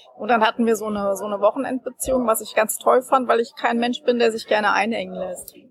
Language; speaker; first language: German; native; German